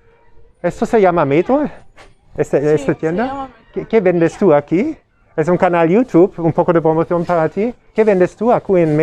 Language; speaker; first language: Spanish; non-native, learner; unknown